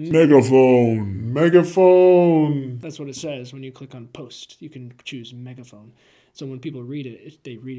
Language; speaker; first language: English; native; English